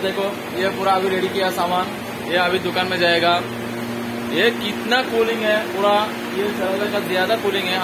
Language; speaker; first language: Hindi; non-native, learner; Bangla